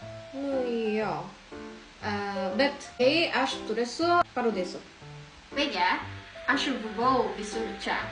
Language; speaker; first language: Lithuanian; non-native, learner; Japanese